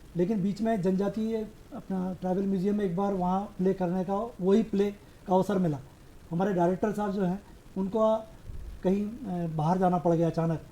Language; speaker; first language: Hindi; native; Hindi